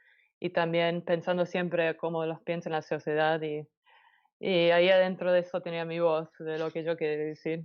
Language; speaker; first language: Spanish; early bilingual, heritage; Spanish